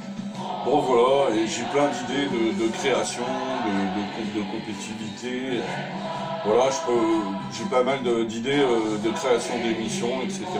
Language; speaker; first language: French; native; French